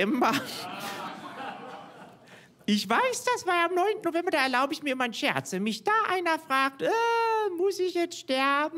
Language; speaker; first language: German; native; German